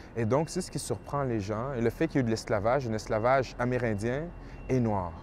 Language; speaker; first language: French; native; French